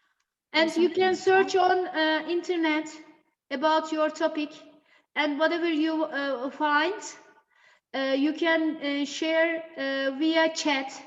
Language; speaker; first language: English; non-native, fluent; Turkish